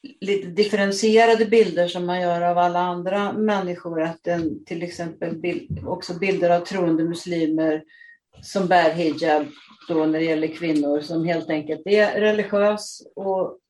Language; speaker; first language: Swedish; non-native, fluent; Arabic